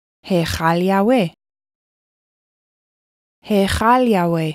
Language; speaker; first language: Hebrew; non-native, fluent; English